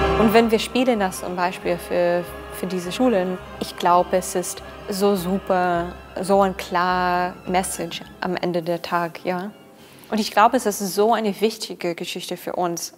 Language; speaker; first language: German; non-native, fluent; English